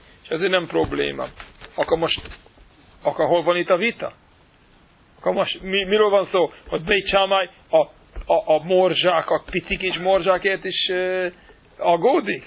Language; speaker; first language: Hungarian; non-native, fluent; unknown